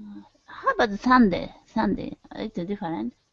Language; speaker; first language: English; non-native, learner; Japanese